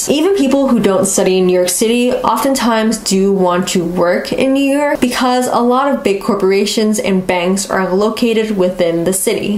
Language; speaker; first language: English; native; English